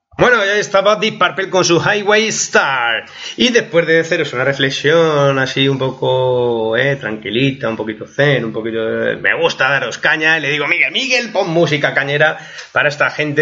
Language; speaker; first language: Spanish; native; Spanish